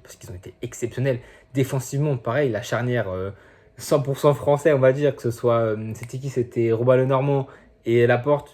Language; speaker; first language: French; native; French